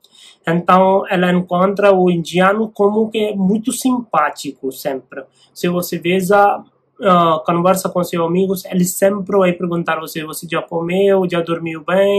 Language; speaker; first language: Portuguese; non-native, learner; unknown